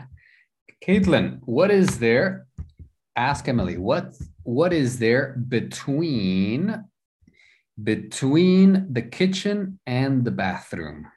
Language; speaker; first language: English; non-native, fluent; Spanish